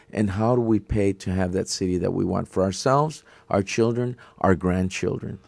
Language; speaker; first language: English; native; English